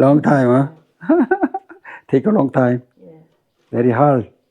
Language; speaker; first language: English; non-native, learner; Korean